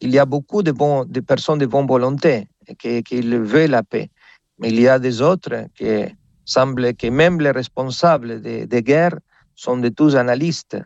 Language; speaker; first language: French; non-native, fluent; Spanish